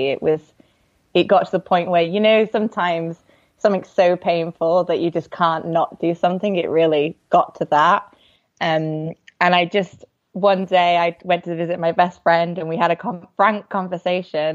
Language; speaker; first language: English; native; English